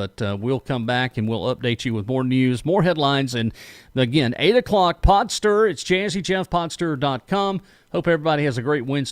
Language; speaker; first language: English; native; English